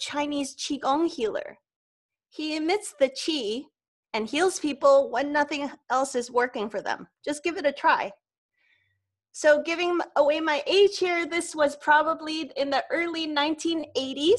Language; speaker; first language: English; non-native, local second language; Cantonese